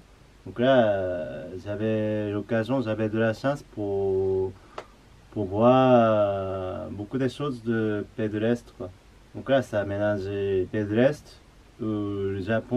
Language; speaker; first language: French; non-native, learner; Japanese